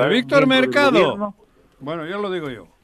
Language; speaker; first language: Spanish; native; Spanish